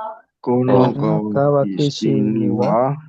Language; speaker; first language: Japanese; non-native, learner; Indonesian